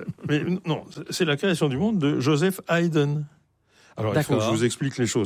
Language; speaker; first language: French; native; French